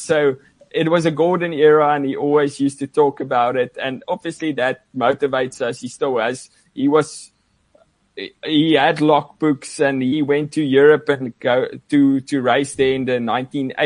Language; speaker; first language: English; non-native, local second language; Afrikaans